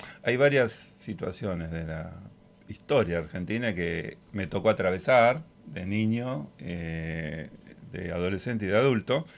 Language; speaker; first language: Spanish; native; Spanish